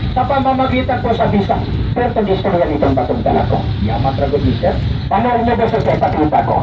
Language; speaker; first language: Filipino; non-native, local second language; Cebuano